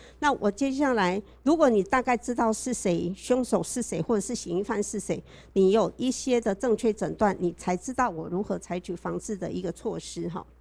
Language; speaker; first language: Chinese; native; Chinese